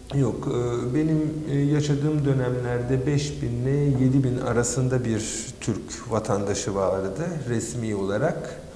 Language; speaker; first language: Turkish; native; Turkish